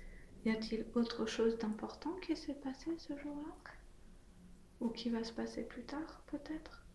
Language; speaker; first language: French; native; French